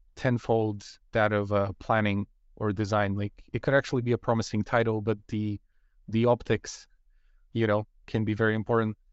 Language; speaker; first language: English; non-native, fluent; Bulgarian